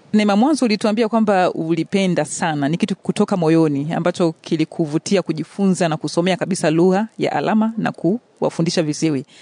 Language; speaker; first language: Swahili; native; Swahili